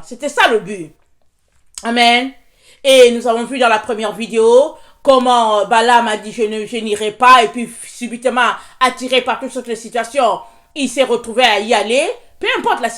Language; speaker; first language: French; native; French